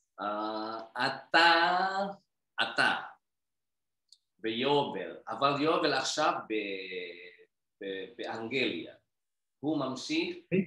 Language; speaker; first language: Hebrew; non-native, learner; Indonesian